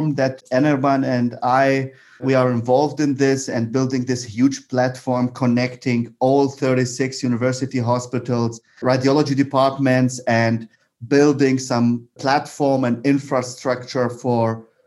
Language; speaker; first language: English; non-native, fluent; Arabic